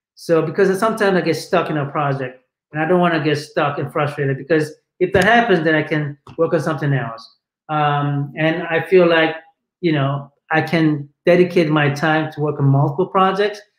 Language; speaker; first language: English; non-native, fluent; Portuguese